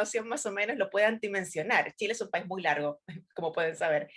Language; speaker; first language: Spanish; native; Spanish